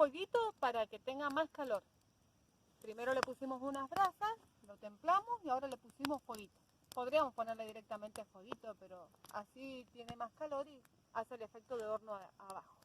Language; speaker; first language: Spanish; native; Spanish